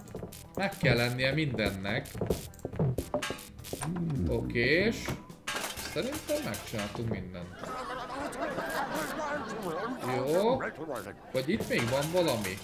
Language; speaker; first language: Hungarian; native; Hungarian